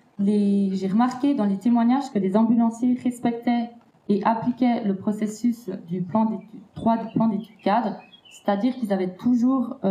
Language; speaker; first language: French; native; French